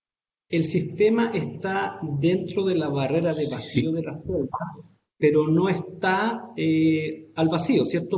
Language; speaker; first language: Spanish; native; Spanish